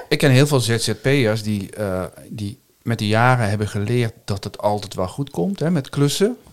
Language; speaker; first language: Dutch; native; Dutch